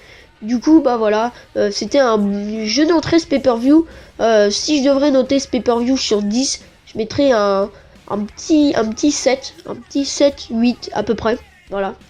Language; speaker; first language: French; native; French